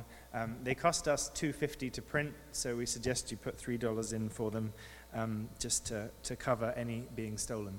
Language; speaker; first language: English; native; English